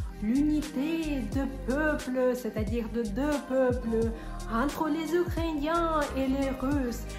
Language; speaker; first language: French; non-native, fluent; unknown